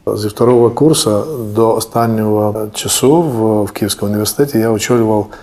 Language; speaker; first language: Ukrainian; non-native, fluent; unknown